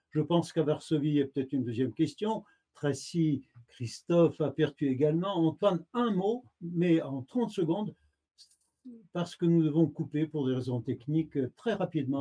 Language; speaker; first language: French; native; French